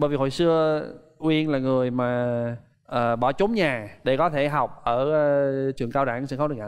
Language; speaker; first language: Vietnamese; non-native, fluent; English